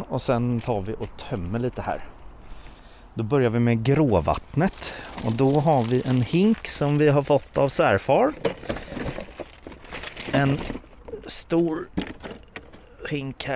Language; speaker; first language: Swedish; native; Swedish